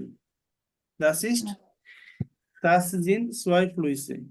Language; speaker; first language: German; non-native, fluent; Bangla